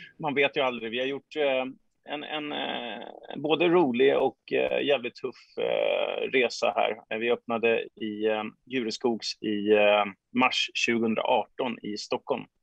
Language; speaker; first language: Swedish; native; Swedish